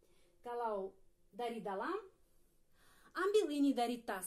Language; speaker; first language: Indonesian; non-native, fluent; Russian